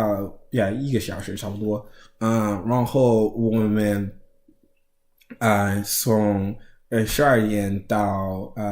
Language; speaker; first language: Chinese; non-native, learner; English